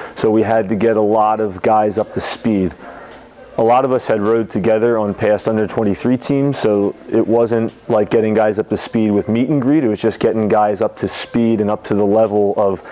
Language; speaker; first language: English; native; English